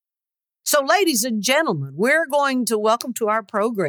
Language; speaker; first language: English; native; English